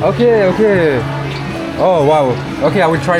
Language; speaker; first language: English; non-native, learner; French